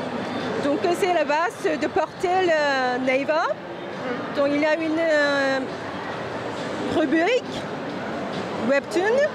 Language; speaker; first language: French; non-native, fluent; Korean